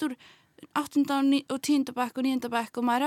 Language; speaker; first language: Icelandic; native; Icelandic